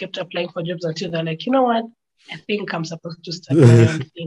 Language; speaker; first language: English; non-native, local second language; Ganda